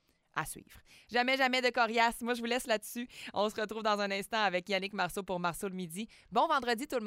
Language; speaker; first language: French; native; French